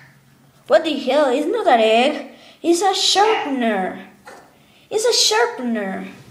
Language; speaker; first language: English; non-native, learner; Spanish